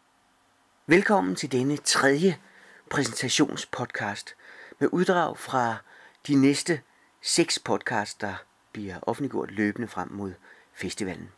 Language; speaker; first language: Danish; native; Danish